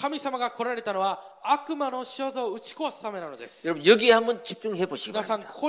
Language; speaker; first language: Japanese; non-native, fluent; Korean